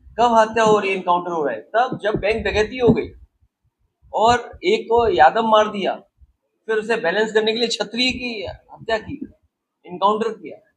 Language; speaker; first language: Hindi; native; Hindi